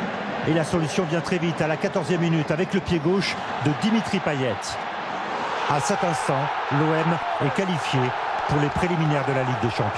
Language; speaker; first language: French; native; French